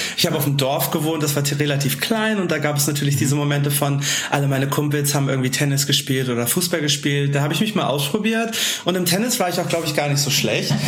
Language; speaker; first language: German; native; German